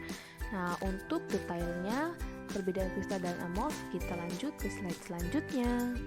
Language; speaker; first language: Indonesian; native; Indonesian